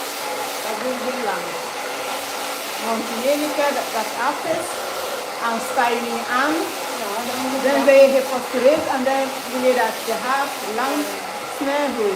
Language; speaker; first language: Dutch; non-native, fluent; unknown